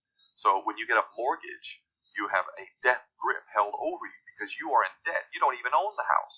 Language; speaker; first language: English; native; English